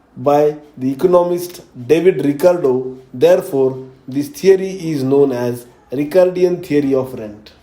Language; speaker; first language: English; non-native, local second language; Marathi